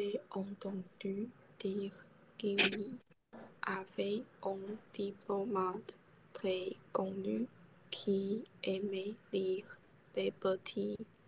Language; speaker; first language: French; non-native, learner; Chinese